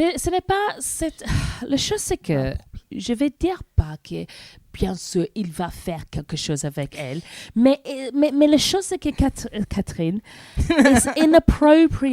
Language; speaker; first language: French; non-native, learner; English